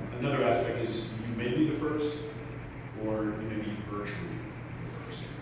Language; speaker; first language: English; native; English